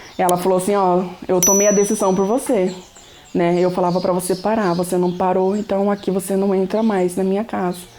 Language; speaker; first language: Portuguese; native; Portuguese